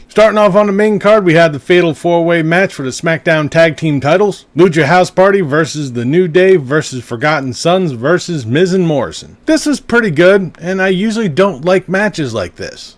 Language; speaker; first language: English; native; English